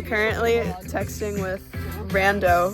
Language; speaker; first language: English; native; English